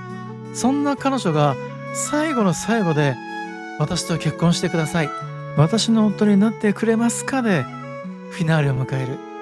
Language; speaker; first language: Japanese; native; Japanese